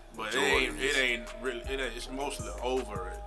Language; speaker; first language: English; native; English